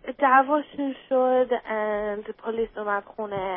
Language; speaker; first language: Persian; early bilingual, other home language; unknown